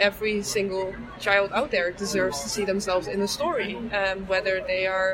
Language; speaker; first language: English; non-native, fluent; Dutch